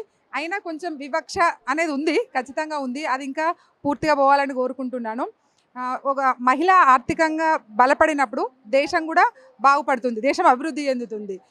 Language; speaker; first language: Telugu; native; Telugu